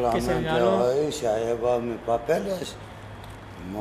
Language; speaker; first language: Spanish; non-native, learner; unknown